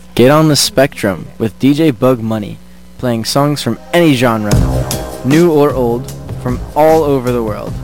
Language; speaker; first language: English; native; English